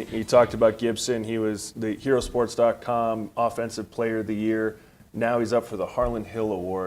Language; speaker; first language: English; native; English